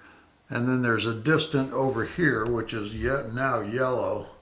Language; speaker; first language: English; native; English